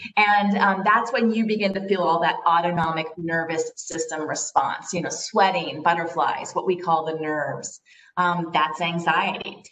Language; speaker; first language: English; native; English